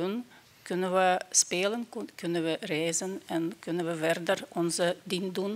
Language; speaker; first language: Dutch; non-native, fluent; Ukrainian